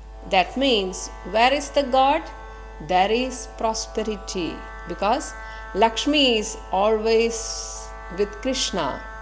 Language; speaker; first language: English; non-native, local second language; Malayalam